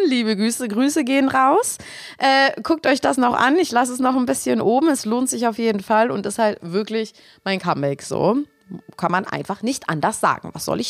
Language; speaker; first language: German; native; German